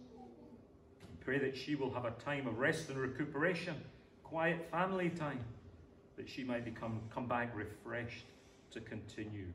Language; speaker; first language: English; native; English